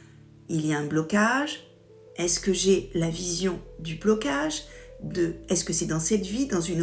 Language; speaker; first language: French; native; French